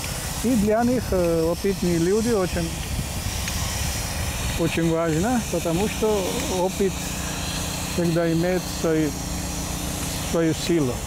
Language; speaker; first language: Russian; non-native, fluent; Georgian